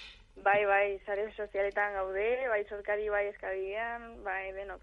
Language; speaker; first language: Basque; non-native, local second language; Spanish